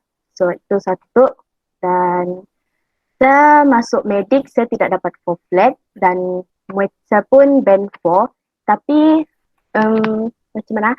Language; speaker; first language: Malay; native; Malay